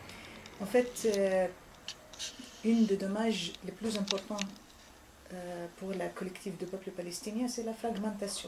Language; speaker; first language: French; non-native, fluent; Arabic